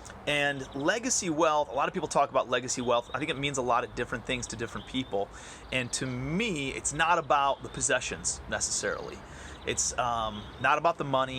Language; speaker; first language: English; native; English